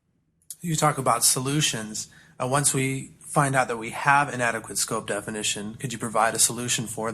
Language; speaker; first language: English; native; English